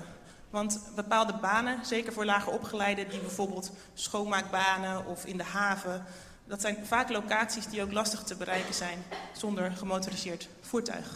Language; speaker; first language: Dutch; native; Dutch